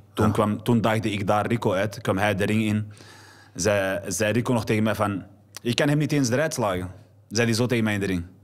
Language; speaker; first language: Dutch; early bilingual, other home language; Arabic